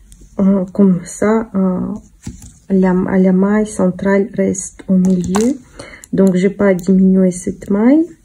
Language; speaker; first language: French; non-native, fluent; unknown